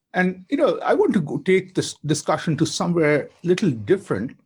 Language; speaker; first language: English; non-native, local second language; Bangla